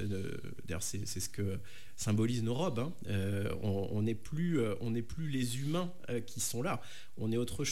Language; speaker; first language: French; native; French